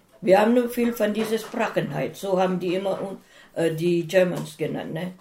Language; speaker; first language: German; non-native, fluent; Filipino